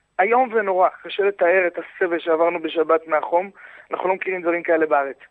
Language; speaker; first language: Hebrew; native; Hebrew